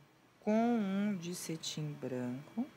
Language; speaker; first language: Portuguese; native; Portuguese